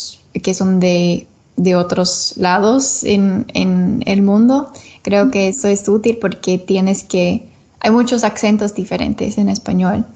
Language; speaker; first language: Spanish; non-native, learner; English